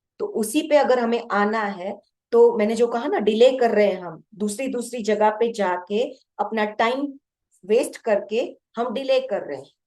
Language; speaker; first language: Hindi; non-native, local second language; Gujarati